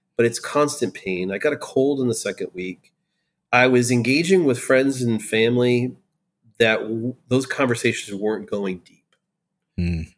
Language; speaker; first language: English; native; English